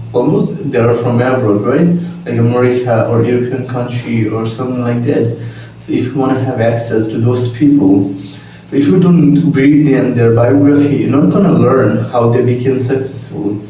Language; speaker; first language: English; non-native, local second language; Bangla